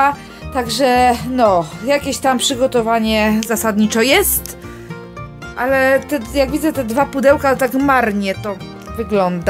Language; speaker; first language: Polish; native; Polish